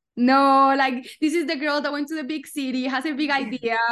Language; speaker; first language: English; non-native, fluent; Spanish